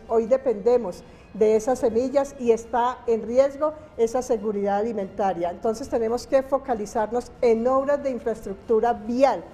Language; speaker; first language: Spanish; native; Spanish